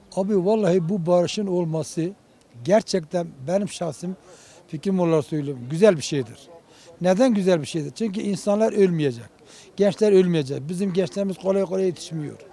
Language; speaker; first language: Turkish; non-native, local second language; Kurdish